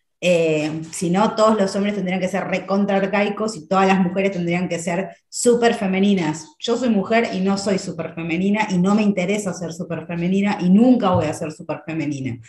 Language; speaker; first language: Spanish; native; Spanish